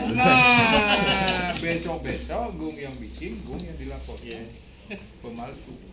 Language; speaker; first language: Indonesian; non-native, local second language; Balinese